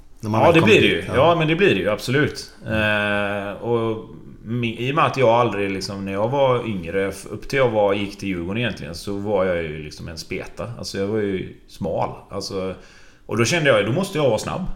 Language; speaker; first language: Swedish; native; Swedish